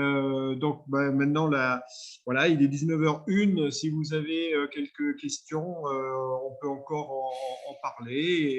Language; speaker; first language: French; native; French